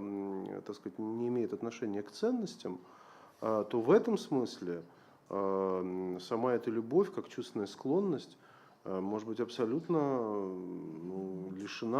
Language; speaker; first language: Russian; native; Russian